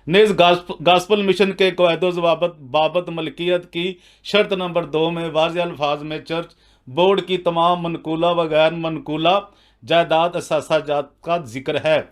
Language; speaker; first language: Urdu; non-native, local second language; Punjabi